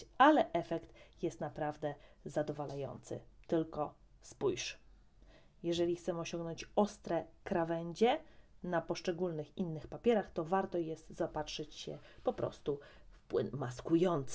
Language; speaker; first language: Polish; native; Polish